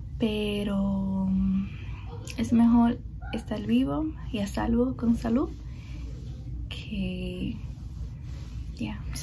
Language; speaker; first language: Spanish; early bilingual, heritage; Spanish